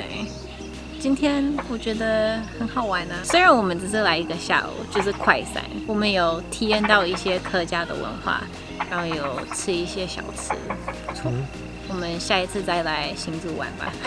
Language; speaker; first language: Chinese; non-native, fluent; English